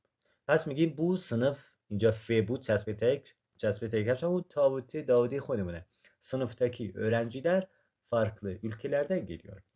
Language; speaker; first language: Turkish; non-native, fluent; Persian